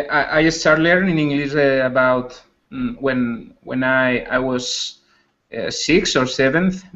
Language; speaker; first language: English; non-native, learner; Spanish